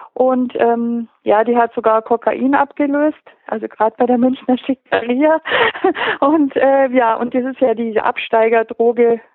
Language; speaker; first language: German; native; German